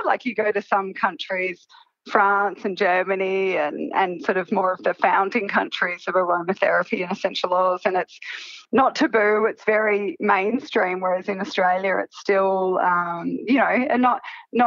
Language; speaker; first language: English; native; English